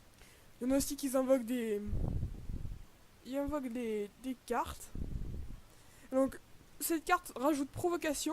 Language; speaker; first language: French; native; French